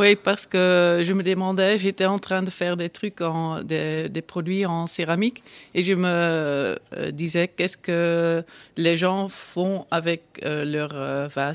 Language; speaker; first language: French; non-native, learner; Dutch